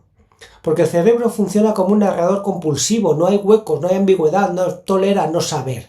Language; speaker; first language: Spanish; native; Spanish